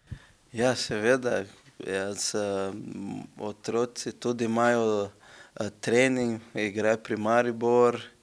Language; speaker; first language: Slovenian; non-native, learner; Portuguese